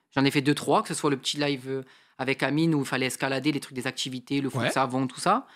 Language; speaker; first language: French; native; French